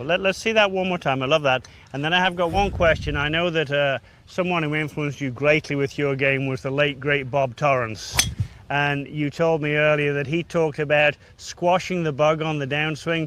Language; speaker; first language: English; native; English